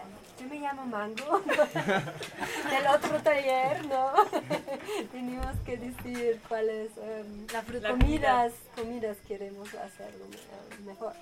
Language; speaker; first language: Spanish; non-native, learner; German